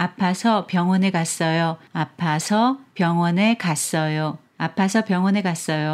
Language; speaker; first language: Korean; non-native, fluent; Chinese